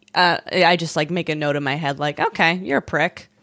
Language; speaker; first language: English; native; English